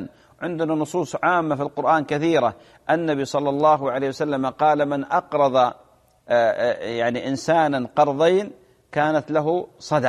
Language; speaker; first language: Arabic; native; Arabic